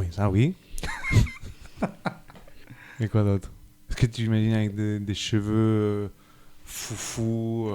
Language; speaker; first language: French; native; French